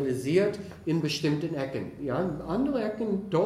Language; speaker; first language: German; non-native, fluent; English